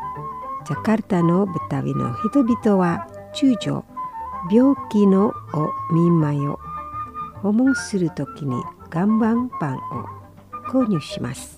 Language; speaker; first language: Japanese; non-native, fluent; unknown